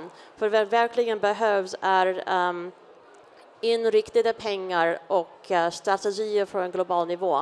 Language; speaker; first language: Swedish; non-native, fluent; English